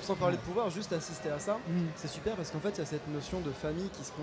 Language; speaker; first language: French; native; French